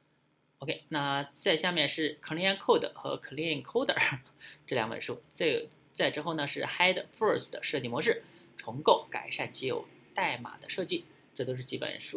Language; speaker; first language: Chinese; native; Chinese